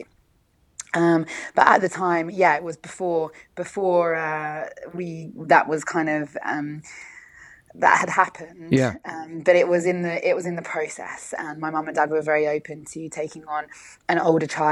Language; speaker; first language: English; native; English